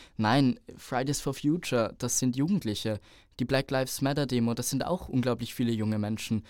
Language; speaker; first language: German; native; German